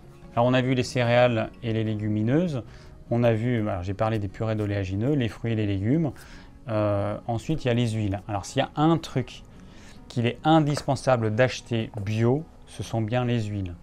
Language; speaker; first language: French; native; French